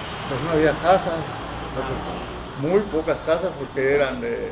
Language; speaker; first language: Spanish; native; Spanish